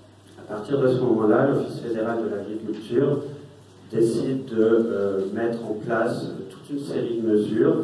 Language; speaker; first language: French; native; French